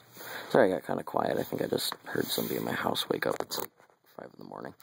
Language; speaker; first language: English; native; English